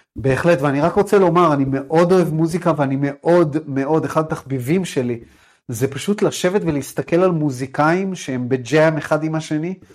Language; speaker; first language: Hebrew; native; Hebrew